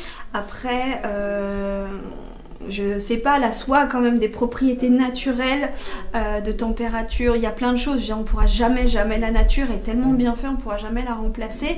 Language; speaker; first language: French; native; French